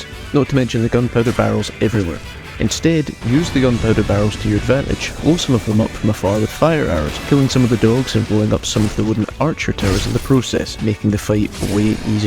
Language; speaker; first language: English; native; English